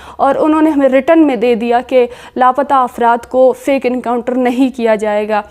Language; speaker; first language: Urdu; non-native, local second language; Baluchi